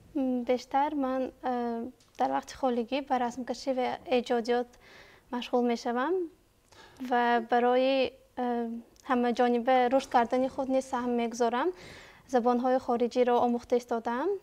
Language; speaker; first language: Tajik; native; Tajik